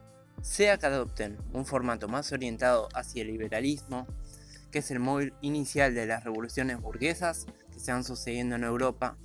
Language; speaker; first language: Spanish; native; Spanish